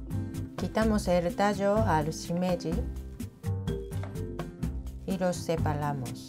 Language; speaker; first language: Spanish; non-native, fluent; Japanese